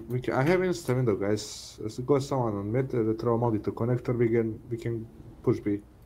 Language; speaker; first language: English; non-native, learner; Serbian